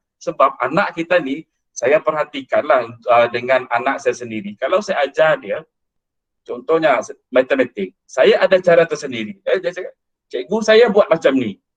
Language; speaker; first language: Malay; non-native, local second language; Iban